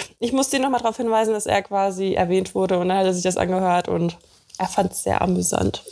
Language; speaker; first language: German; early bilingual, other home language; Russian